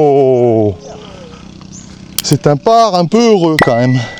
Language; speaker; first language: French; native; French